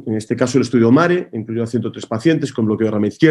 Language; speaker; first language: Spanish; native; Spanish